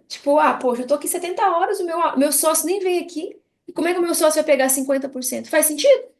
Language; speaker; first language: Portuguese; native; Portuguese